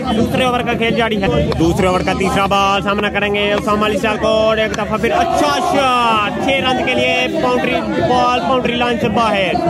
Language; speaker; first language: Urdu; non-native, local second language; Punjabi